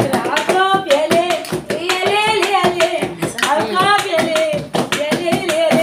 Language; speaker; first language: Arabic; native; Arabic